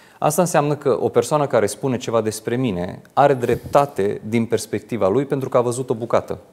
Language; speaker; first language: Romanian; non-native, local second language; Hungarian